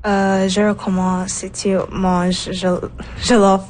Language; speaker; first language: French; non-native, learner; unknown